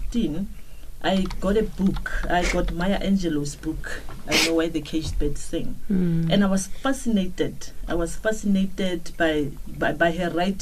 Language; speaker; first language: English; non-native, local second language; Tswana